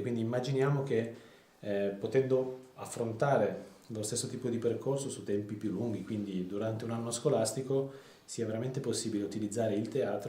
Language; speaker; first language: Italian; native; Italian